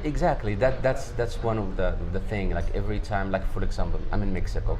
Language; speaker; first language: English; non-native, fluent; Arabic